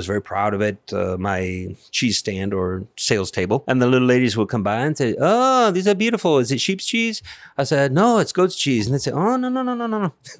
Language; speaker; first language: English; native; English